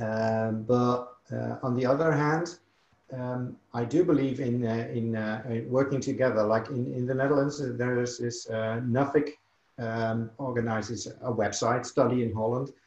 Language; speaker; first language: English; non-native, fluent; Dutch